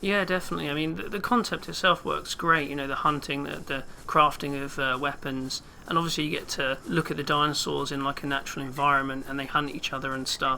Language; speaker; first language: English; native; English